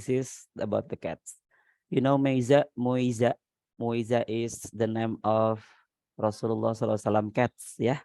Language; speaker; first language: English; non-native, learner; Indonesian